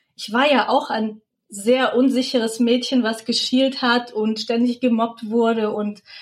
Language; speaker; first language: German; early bilingual, other home language; Russian